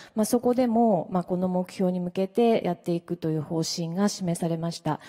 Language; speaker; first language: Japanese; native; Japanese